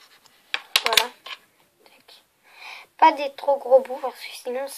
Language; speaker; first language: French; native; French